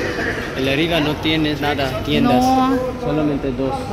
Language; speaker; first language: Spanish; non-native, learner; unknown